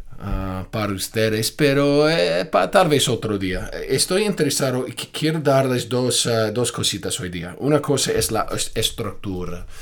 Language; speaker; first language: Spanish; non-native, fluent; English